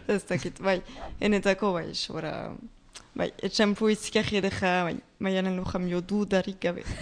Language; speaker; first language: Basque; native; Basque